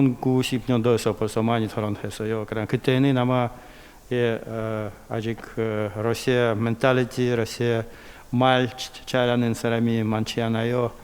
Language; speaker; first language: Korean; non-native, fluent; Russian